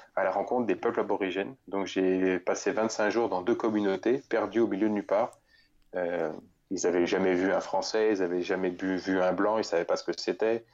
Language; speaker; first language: French; native; French